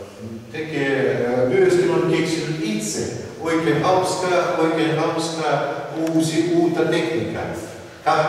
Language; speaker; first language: Finnish; non-native, learner; Russian